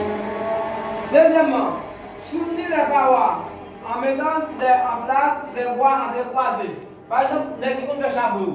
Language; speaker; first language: French; non-native, local second language; Haitian Creole